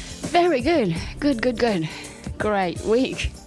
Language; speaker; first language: English; non-native, fluent; Japanese